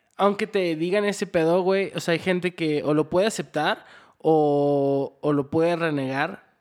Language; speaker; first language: Spanish; early bilingual, heritage; Spanish